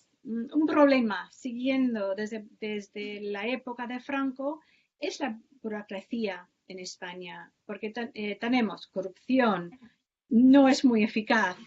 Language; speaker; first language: Spanish; non-native, fluent; English